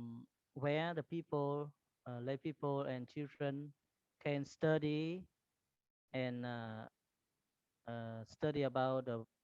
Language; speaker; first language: English; non-native, learner; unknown